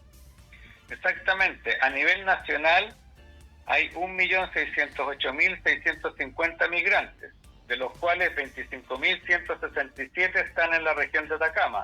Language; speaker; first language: Spanish; native; Spanish